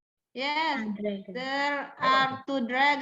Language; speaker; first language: English; non-native, learner; Indonesian